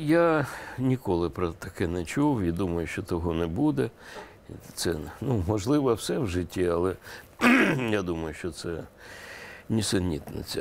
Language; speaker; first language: Ukrainian; non-native, local second language; Russian